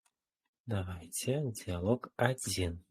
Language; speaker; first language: Russian; non-native, fluent; Uzbek